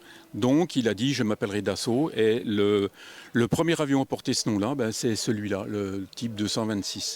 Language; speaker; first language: French; native; French